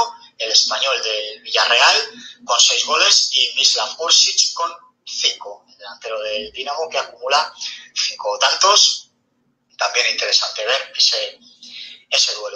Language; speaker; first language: Spanish; native; Spanish